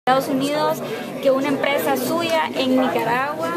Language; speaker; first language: Spanish; native; Spanish